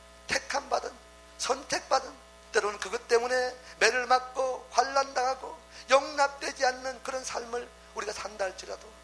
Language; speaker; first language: Korean; native; Korean